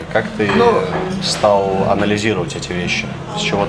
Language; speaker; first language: Russian; native; Russian